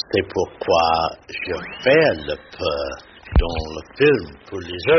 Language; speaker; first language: French; non-native, learner; English